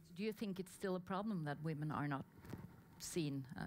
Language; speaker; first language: English; non-native, fluent; Norwegian